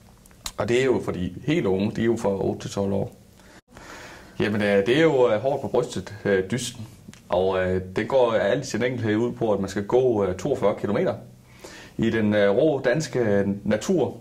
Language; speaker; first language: Danish; native; Danish